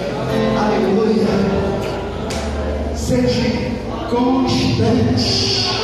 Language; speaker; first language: Portuguese; native; Portuguese